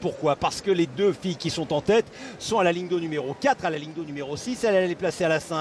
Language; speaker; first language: French; native; French